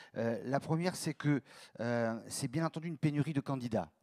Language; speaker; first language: French; native; French